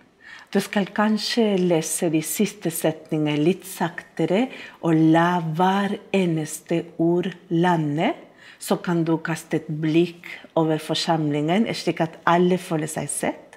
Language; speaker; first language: Norwegian; non-native, fluent; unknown